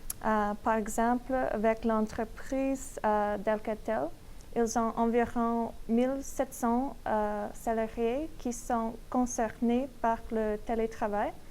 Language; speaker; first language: French; non-native, learner; English